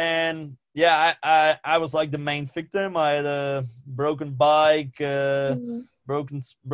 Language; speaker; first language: English; non-native, fluent; Western Frisian